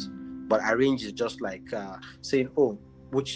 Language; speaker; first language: English; non-native, local second language; Arabic